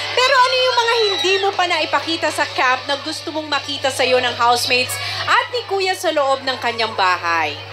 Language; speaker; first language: Filipino; native; Filipino